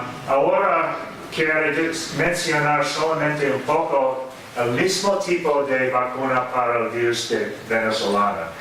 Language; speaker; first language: Spanish; non-native, fluent; English